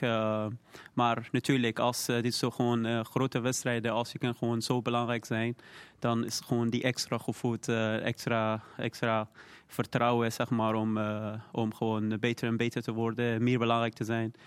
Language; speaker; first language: Dutch; non-native, learner; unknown